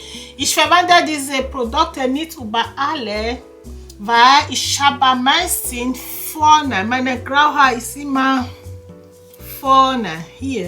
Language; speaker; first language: German; non-native, learner; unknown